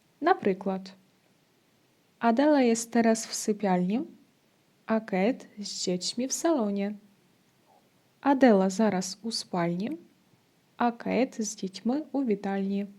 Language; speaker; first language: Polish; non-native, fluent; Ukrainian